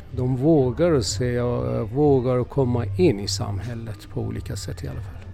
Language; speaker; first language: Swedish; non-native, fluent; Persian